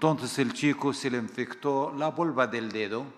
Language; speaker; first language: Spanish; non-native, fluent; Arabic